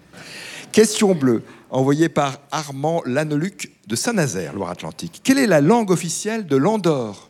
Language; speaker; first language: French; native; French